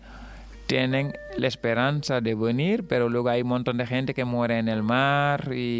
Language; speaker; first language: Spanish; non-native, fluent; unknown